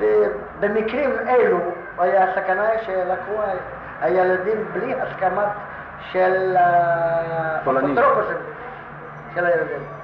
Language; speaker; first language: Hebrew; non-native, fluent; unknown